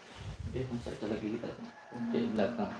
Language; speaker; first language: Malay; non-native, local second language; Javanese